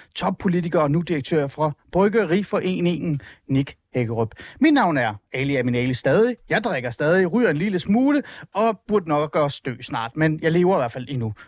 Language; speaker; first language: Danish; non-native, fluent; Persian